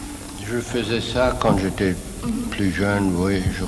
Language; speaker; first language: French; non-native, fluent; Swiss German